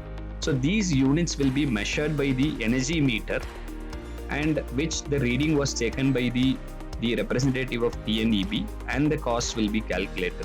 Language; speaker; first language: English; non-native, local second language; Tamil